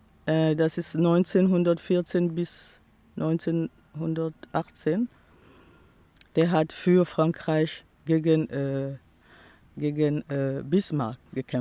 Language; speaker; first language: German; non-native, local second language; French